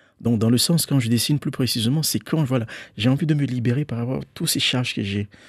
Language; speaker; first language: French; non-native, local second language; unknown